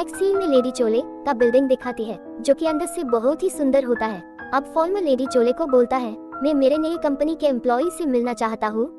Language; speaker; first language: Hindi; non-native, local second language; Bangla